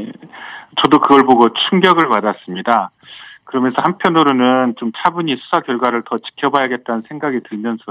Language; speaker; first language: Korean; native; Korean